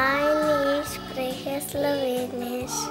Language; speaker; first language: German; non-native, learner; Slovenian